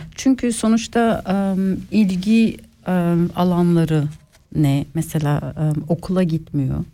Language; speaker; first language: Turkish; early bilingual, heritage; Turkish